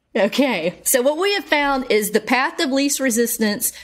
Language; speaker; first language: English; native; English